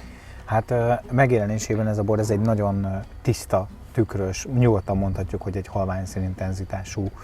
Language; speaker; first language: Hungarian; native; Hungarian